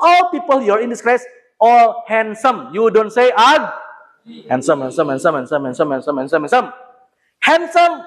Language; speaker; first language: English; non-native, learner; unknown